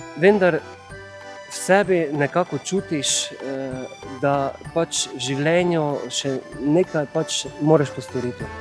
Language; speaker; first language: Slovenian; native; Slovenian